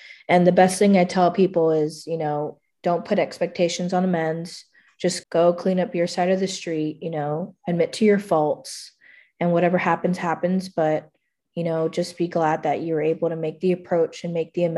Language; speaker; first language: English; native; English